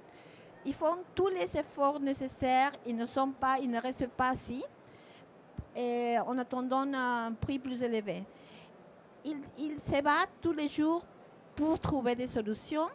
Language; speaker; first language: French; non-native, fluent; Spanish